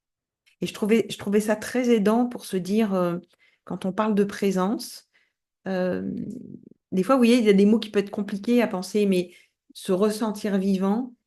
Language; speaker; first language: French; native; French